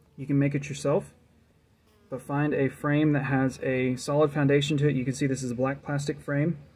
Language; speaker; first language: English; native; English